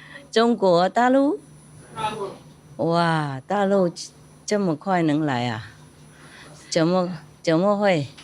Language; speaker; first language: Chinese; non-native, fluent; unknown